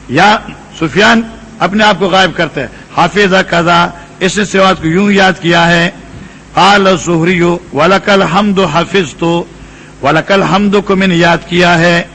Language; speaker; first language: Urdu; non-native, local second language; Northern Hindko